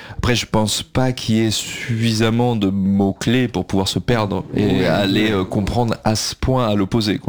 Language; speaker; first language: French; native; French